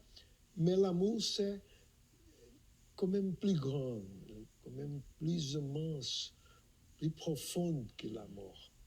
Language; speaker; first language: French; non-native, fluent; Portuguese